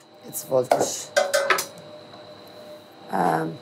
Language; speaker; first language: German; non-native, learner; Turkish